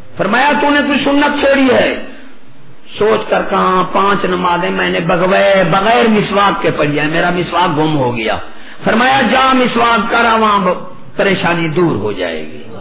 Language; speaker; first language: Urdu; non-native, local second language; Punjabi